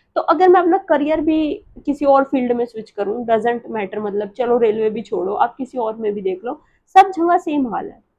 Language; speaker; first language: Hindi; native; Hindi